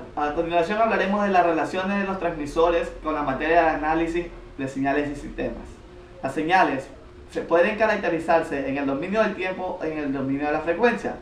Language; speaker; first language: Spanish; native; Spanish